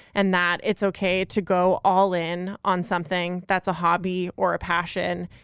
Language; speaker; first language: English; native; English